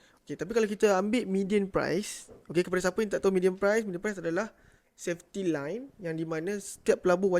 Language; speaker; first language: Malay; native; Malay